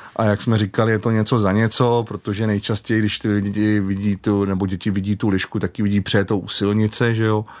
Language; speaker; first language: Czech; native; Czech